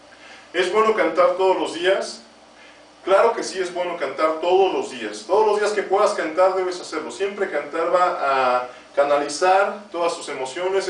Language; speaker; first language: Spanish; native; Spanish